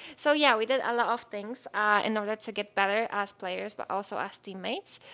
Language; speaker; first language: English; non-native, fluent; Polish